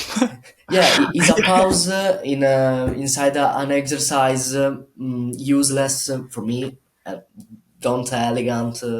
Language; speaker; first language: English; non-native, learner; Italian